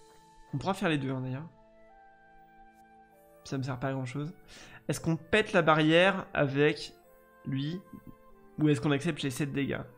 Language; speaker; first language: French; native; French